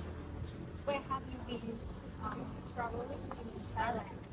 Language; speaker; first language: English; non-native, learner; Thai